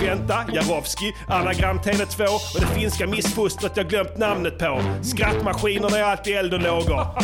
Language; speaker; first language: Swedish; native; Swedish